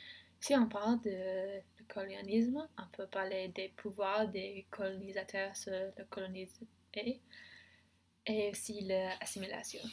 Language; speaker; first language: French; non-native, learner; English